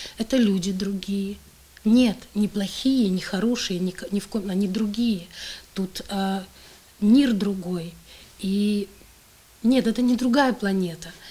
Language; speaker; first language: Russian; native; Russian